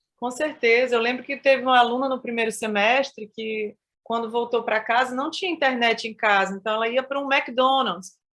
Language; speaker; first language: Portuguese; native; Portuguese